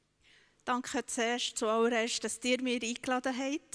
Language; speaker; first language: German; native; German